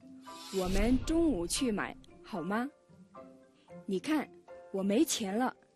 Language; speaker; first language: Chinese; non-native, fluent; Mongolian